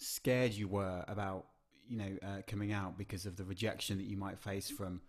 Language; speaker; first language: English; native; English